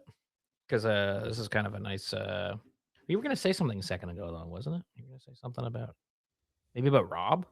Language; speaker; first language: English; native; English